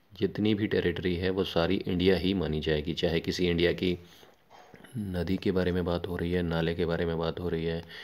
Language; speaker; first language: Hindi; non-native, local second language; Punjabi